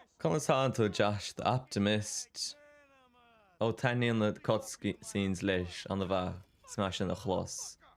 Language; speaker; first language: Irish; native; Irish